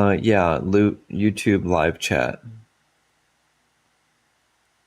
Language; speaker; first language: English; native; English